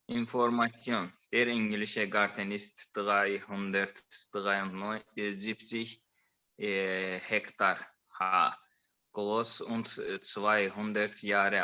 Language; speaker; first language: German; non-native, learner; Azerbaijani